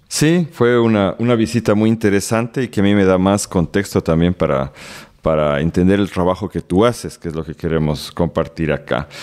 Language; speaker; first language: Spanish; native; Spanish